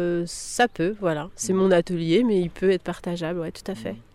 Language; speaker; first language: French; native; French